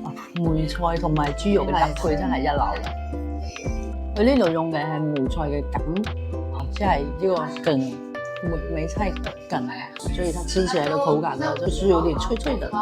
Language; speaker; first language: Chinese; non-native, local second language; Hakka Chinese